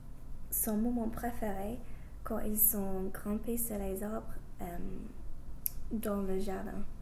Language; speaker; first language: French; non-native, fluent; English